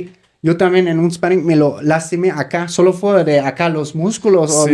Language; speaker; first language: Spanish; native; Spanish